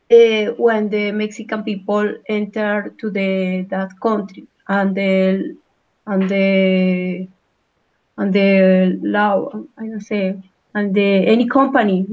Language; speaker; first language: English; non-native, learner; Spanish